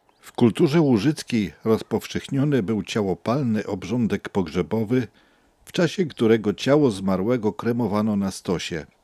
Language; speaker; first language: Polish; native; Polish